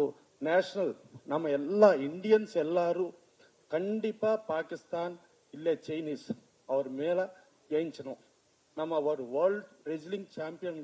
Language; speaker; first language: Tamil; non-native, learner; Telugu